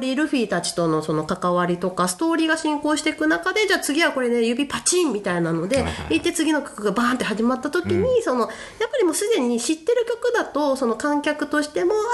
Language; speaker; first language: Japanese; native; Japanese